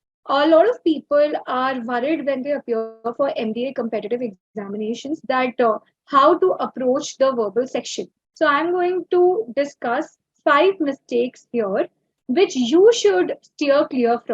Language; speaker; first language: English; non-native, local second language; Hindi